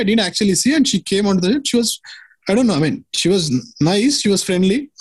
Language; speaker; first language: English; non-native, local second language; Telugu